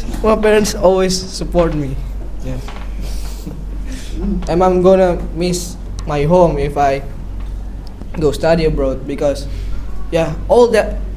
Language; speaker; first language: English; non-native, learner; Indonesian